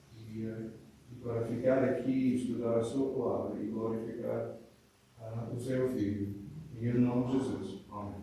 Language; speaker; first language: Portuguese; non-native, learner; English